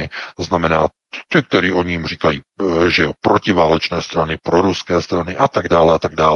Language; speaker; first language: Czech; native; Czech